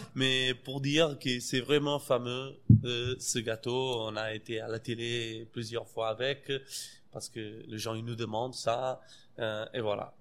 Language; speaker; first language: French; non-native, fluent; Portuguese